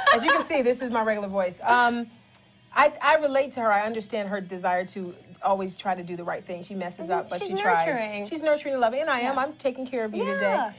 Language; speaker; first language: English; native; English